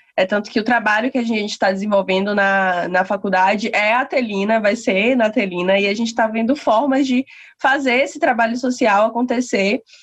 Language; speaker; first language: Portuguese; native; Portuguese